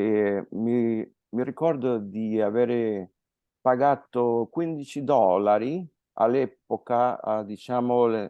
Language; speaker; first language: Italian; non-native, fluent; Spanish